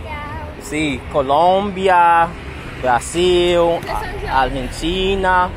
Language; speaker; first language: Portuguese; non-native, learner; English